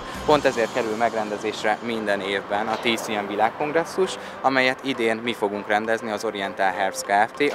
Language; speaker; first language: Hungarian; native; Hungarian